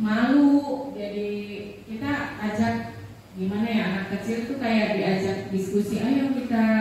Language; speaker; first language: Indonesian; native; Indonesian